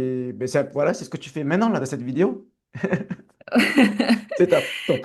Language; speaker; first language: French; native; French